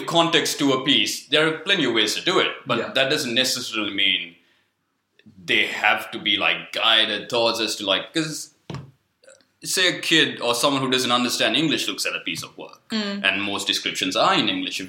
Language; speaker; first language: English; non-native, local second language; Sinhala